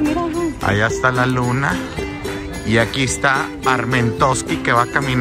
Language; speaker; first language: Spanish; native; Spanish